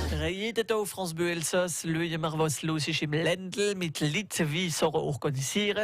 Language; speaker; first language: German; native; German